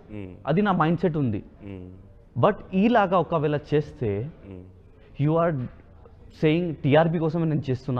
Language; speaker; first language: Telugu; non-native, local second language; Hindi